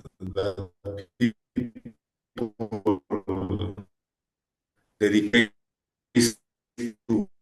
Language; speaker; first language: English; non-native, learner; Spanish